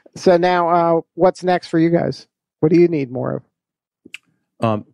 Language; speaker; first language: English; native; English